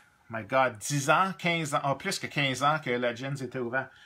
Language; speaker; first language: French; non-native, local second language; English